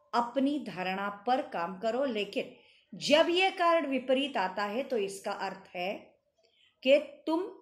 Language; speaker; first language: Hindi; non-native, local second language; Marathi